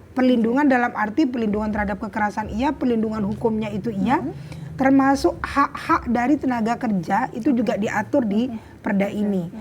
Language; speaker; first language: Indonesian; native; Indonesian